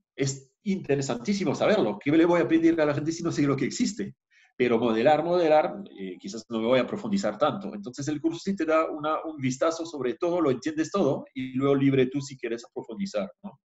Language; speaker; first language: Spanish; non-native, fluent; French